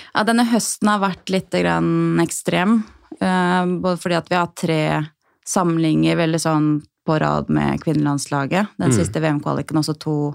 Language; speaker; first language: Norwegian; native; Norwegian